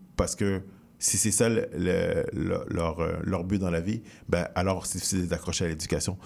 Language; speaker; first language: French; native; French